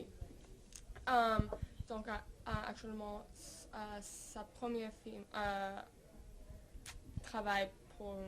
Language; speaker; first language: French; non-native, learner; English